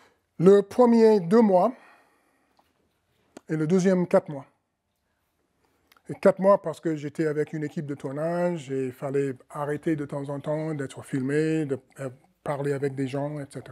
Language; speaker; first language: French; non-native, fluent; English